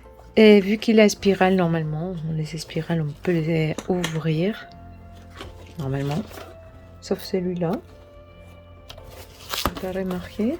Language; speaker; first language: French; non-native, learner; Spanish